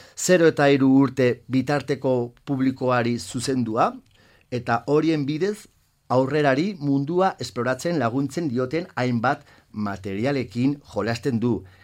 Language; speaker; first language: Basque; non-native, local second language; Spanish